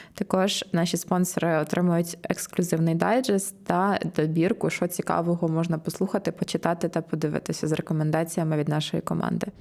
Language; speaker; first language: Ukrainian; native; Ukrainian